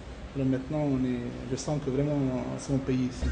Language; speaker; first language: French; non-native, local second language; Arabic